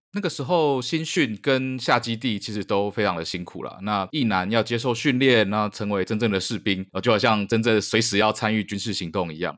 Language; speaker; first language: Chinese; native; Chinese